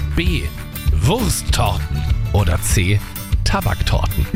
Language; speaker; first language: German; native; German